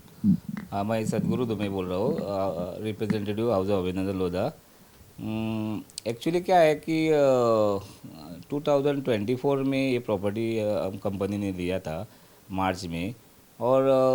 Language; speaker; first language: Hindi; non-native, local second language; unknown